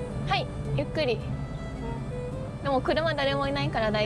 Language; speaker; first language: Japanese; native; Japanese